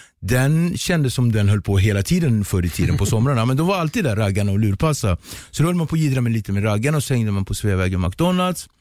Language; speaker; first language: Swedish; early bilingual, other home language; Kabuverdianu